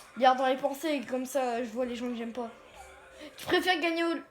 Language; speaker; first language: French; native; French